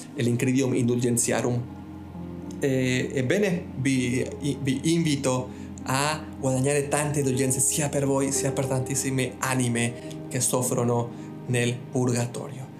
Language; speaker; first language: Italian; non-native, fluent; Spanish